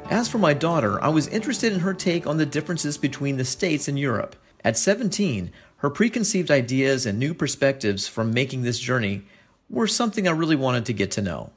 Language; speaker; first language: English; native; English